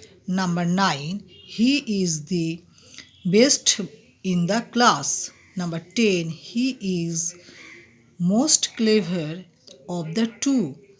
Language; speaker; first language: English; non-native, local second language; Bangla